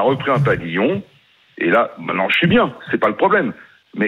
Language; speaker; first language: French; native; French